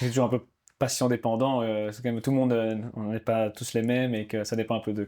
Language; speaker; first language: French; native; French